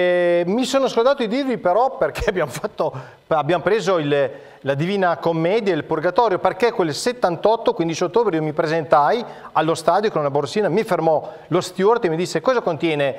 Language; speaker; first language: Italian; native; Italian